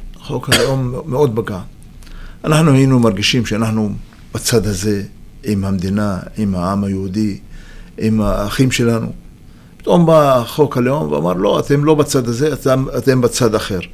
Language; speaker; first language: Hebrew; non-native, local second language; Arabic